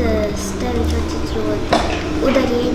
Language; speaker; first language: Russian; non-native, local second language; Kazakh